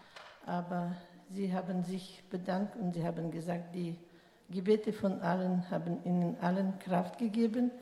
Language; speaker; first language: German; non-native, learner; Russian